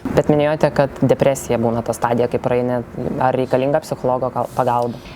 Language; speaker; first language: Lithuanian; native; Lithuanian